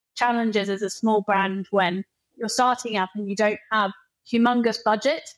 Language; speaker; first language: English; native; English